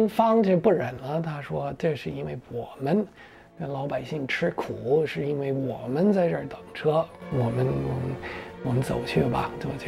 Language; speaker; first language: Chinese; non-native, fluent; English